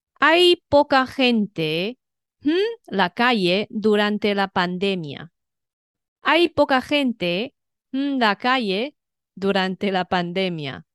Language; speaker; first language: Spanish; non-native, fluent; Chinese